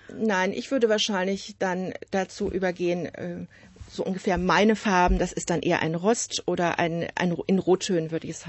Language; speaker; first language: German; native; German